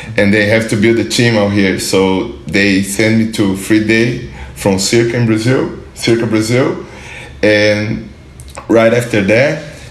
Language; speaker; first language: English; non-native, learner; Portuguese